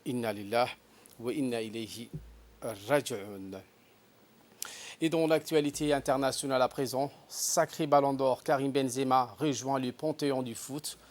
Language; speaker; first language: French; native; French